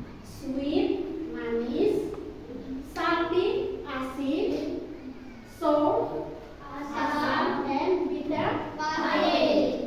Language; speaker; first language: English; non-native, learner; Indonesian